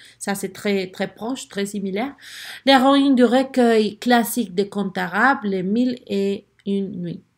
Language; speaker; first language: French; non-native, learner; Spanish